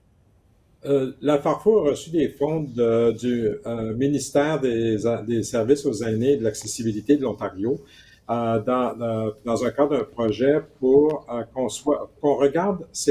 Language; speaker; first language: French; native; French